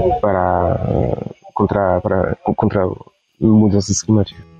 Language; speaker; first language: Portuguese; non-native, fluent; Spanish